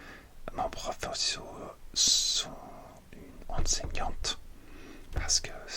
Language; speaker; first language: French; non-native, learner; English